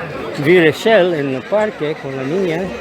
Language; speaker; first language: Spanish; non-native, learner; English